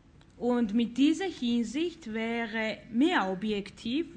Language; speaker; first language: German; non-native, fluent; Georgian